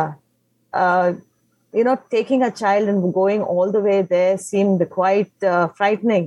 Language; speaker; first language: English; non-native, local second language; Konkani